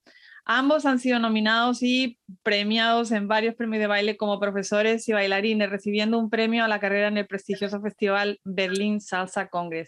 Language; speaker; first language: Spanish; native; Spanish